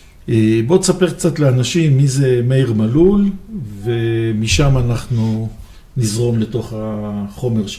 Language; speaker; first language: Hebrew; native; Hebrew